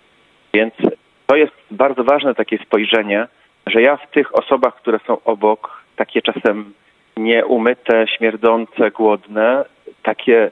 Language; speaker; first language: Polish; native; Polish